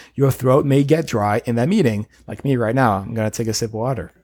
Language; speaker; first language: English; non-native, fluent; French